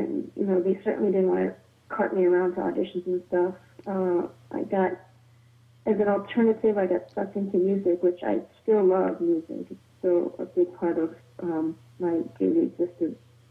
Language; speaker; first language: English; native; English